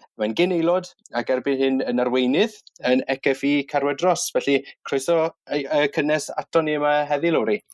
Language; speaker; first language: Welsh; native; Welsh